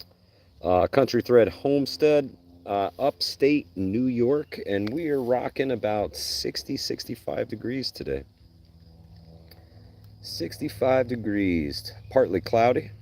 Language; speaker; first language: English; native; English